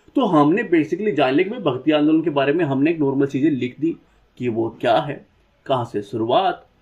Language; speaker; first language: Hindi; native; Hindi